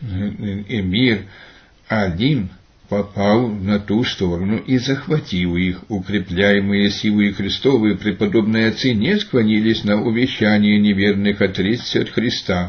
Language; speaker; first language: Russian; native; Russian